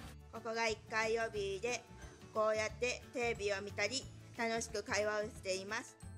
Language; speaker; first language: Japanese; non-native, learner; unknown